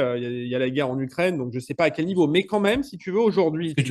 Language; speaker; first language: French; native; French